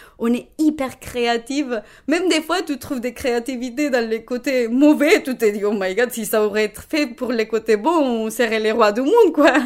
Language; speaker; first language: French; non-native, fluent; Spanish